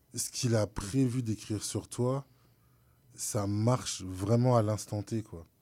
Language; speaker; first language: French; native; French